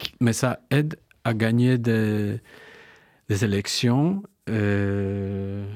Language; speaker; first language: French; non-native, fluent; Polish